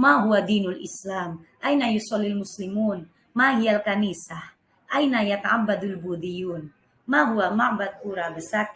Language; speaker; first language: Arabic; non-native, fluent; Indonesian